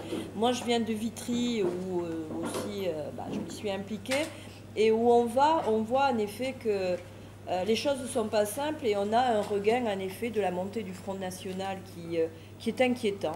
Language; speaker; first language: French; native; French